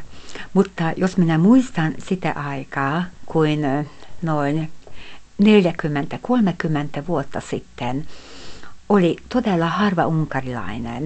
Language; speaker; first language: Finnish; non-native, fluent; Hungarian